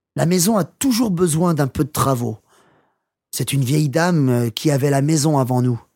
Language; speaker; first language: French; non-native, learner; English